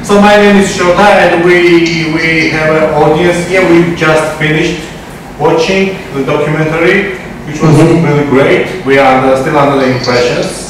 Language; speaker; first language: English; non-native, fluent; Georgian